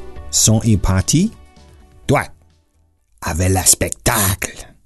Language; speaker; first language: French; non-native, learner; English